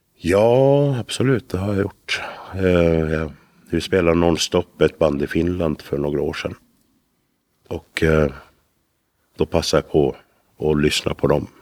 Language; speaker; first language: Swedish; native; Swedish